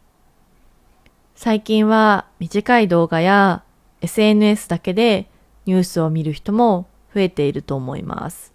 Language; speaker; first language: Japanese; native; Japanese